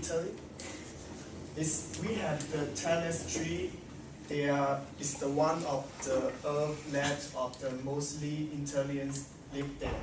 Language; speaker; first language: English; non-native, learner; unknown